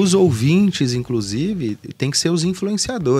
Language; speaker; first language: Portuguese; native; Portuguese